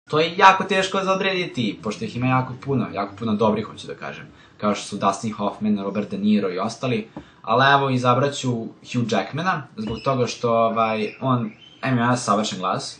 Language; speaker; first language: Serbian; native; Serbian